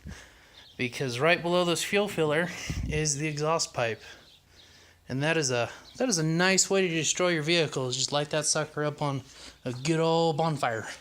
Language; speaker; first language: English; native; English